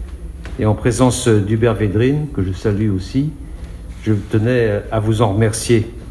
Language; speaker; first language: French; native; French